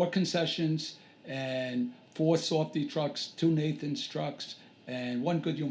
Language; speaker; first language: English; native; English